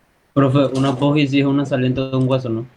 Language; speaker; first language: Spanish; native; Spanish